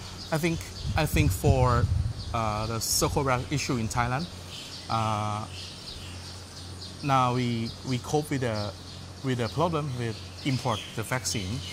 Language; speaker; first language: English; non-native, fluent; Thai